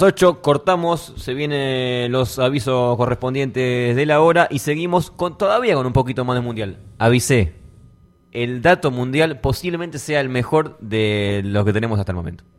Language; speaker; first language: Spanish; native; Spanish